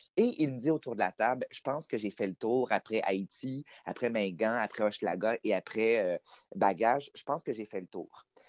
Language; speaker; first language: French; native; French